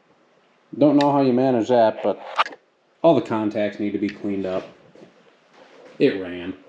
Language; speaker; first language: English; native; English